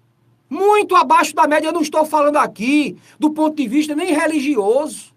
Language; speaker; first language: Portuguese; native; Portuguese